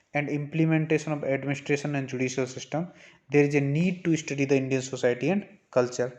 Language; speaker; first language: English; non-native, local second language; Hindi